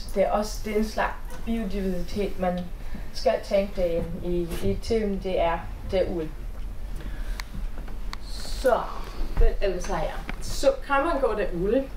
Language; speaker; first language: Danish; non-native, fluent; German